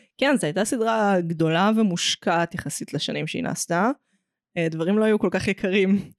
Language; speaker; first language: Hebrew; native; Hebrew